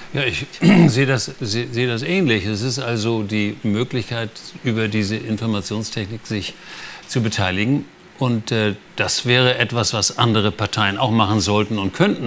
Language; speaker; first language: German; native; German